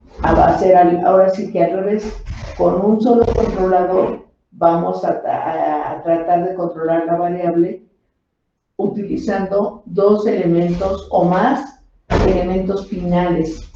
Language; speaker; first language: Spanish; native; Spanish